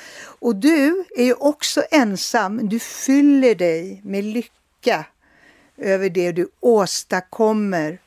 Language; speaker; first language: Swedish; native; Swedish